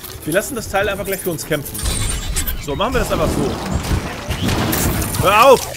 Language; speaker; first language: German; native; German